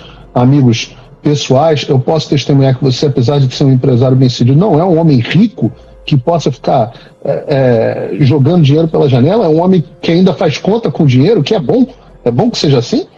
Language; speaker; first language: Portuguese; native; Portuguese